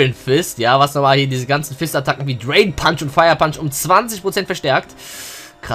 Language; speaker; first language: German; native; German